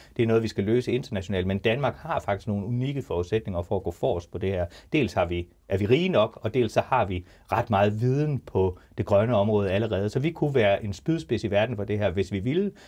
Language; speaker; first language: Danish; native; Danish